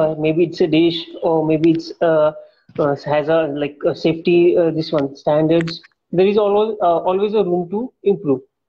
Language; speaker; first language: English; non-native, local second language; Marathi